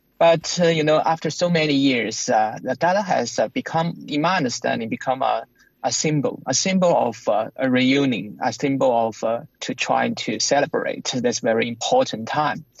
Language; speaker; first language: English; non-native, fluent; Chinese